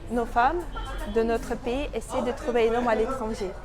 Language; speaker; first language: French; non-native, fluent; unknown